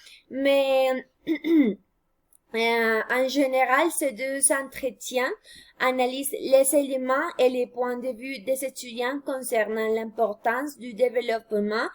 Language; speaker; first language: French; non-native, fluent; Spanish